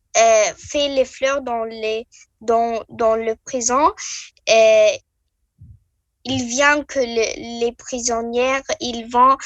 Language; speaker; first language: French; non-native, learner; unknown